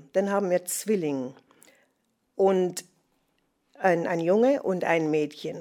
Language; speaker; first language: German; non-native, fluent; English